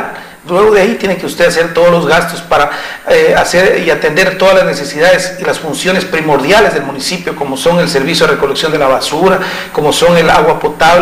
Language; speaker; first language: Spanish; native; Spanish